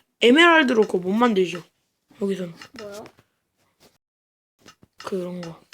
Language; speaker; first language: Korean; native; Korean